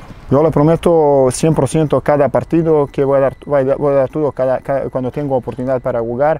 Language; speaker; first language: Spanish; non-native, learner; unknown